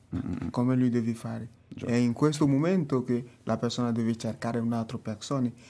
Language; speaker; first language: Italian; non-native, fluent; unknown